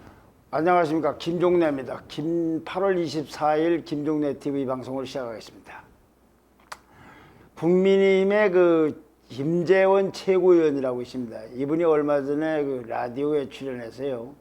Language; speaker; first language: Korean; native; Korean